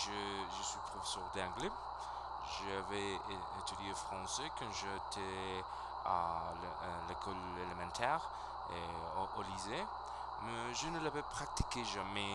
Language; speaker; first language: French; non-native, learner; Spanish